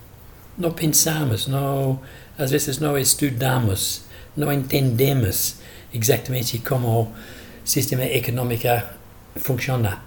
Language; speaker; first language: Portuguese; non-native, fluent; English